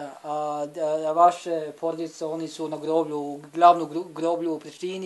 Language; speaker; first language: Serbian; non-native, learner; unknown